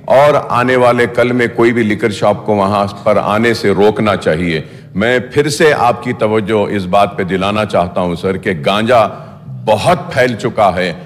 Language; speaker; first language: Urdu; native; Urdu